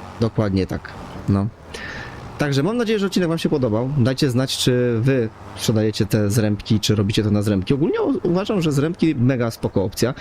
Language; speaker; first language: Polish; native; Polish